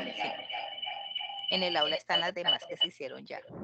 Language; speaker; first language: Spanish; native; Spanish